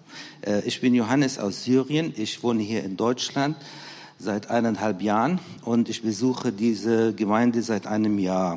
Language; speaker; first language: German; non-native, fluent; Arabic